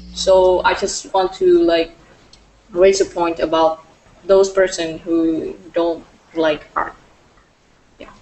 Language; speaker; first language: English; non-native, fluent; Vietnamese